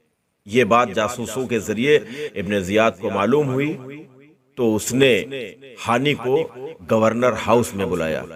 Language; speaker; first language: Urdu; native; Urdu